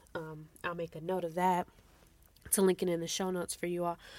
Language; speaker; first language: English; native; English